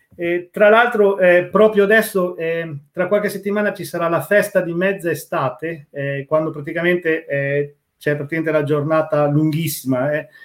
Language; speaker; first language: Italian; native; Italian